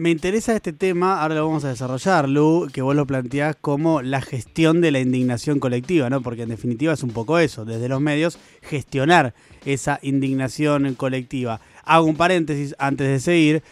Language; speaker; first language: Spanish; native; Spanish